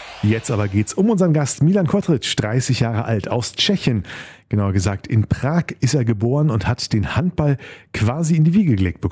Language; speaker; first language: German; native; German